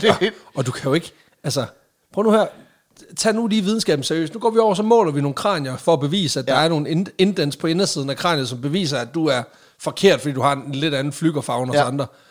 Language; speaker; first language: Danish; native; Danish